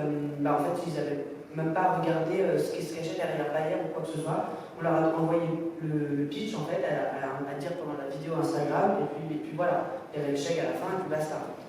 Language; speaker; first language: French; native; French